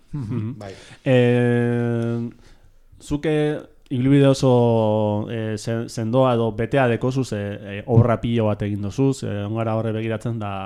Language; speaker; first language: Basque; native; Basque